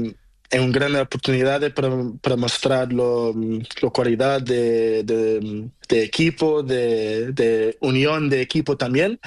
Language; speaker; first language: Spanish; non-native, learner; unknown